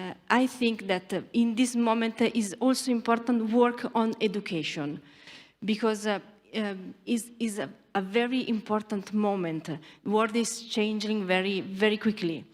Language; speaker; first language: English; non-native, learner; Italian